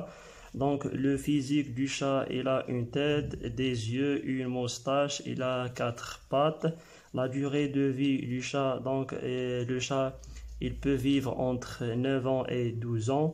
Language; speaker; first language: French; non-native, local second language; Arabic